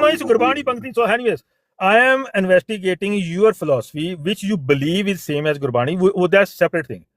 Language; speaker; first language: English; non-native, fluent; Punjabi